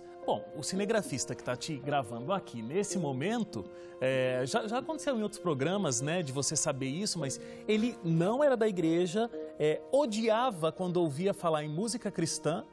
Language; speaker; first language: Portuguese; native; Portuguese